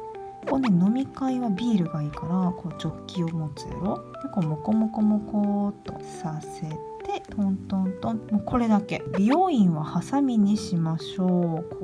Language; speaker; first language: Japanese; native; Japanese